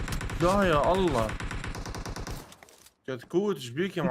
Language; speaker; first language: Arabic; native; Arabic